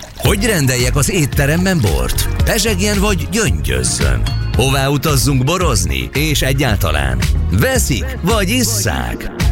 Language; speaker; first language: Hungarian; native; Hungarian